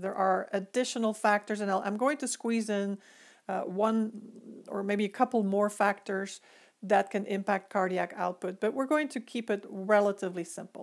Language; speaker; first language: English; native; English